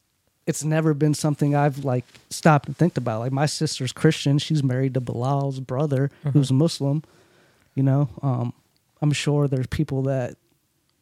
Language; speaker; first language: English; early bilingual, other home language; Urdu